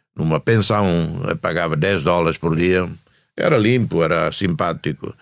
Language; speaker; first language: Portuguese; non-native, fluent; Tetum